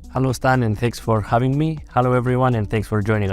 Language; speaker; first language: English; non-native, fluent; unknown